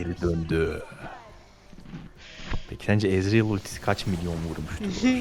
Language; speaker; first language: Turkish; native; Turkish